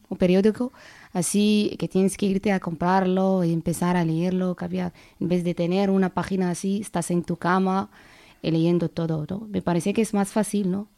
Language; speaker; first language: Spanish; non-native, fluent; Arabic